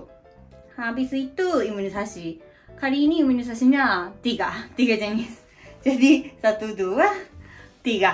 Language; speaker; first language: Indonesian; native; Indonesian